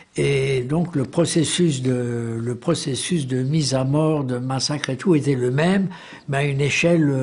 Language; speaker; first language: French; native; French